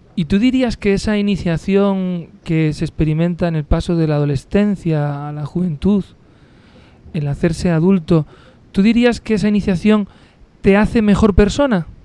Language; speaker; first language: Spanish; native; Spanish